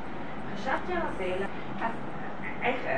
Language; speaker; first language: Hebrew; non-native, learner; English